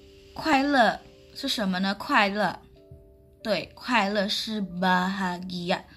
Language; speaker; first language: Chinese; non-native, fluent; Indonesian